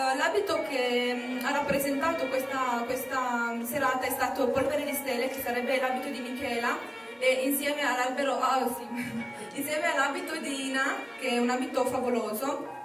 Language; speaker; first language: Italian; non-native, fluent; Romanian